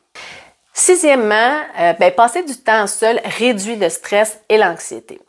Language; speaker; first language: French; native; French